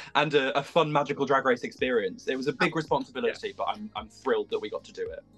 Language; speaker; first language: English; native; English